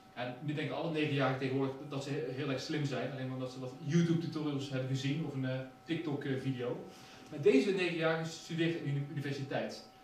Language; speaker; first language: Dutch; native; Dutch